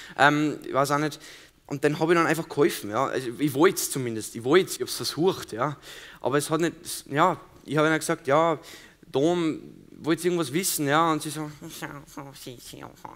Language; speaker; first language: German; native; German